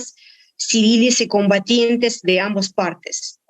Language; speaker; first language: Spanish; non-native, fluent; Russian